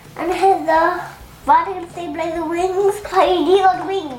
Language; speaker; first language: English; native; English